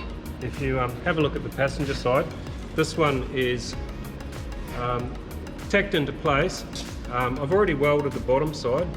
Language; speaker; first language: English; native; English